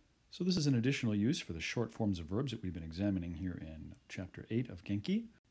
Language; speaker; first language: English; native; English